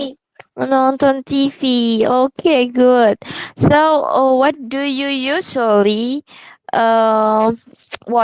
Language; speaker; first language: English; non-native, fluent; Indonesian